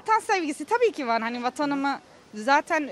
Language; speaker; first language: Turkish; early bilingual, heritage; Turkish